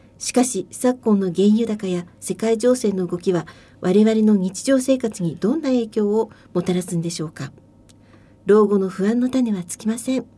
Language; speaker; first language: Japanese; native; Japanese